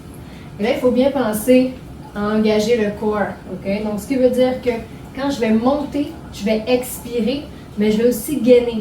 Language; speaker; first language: French; native; French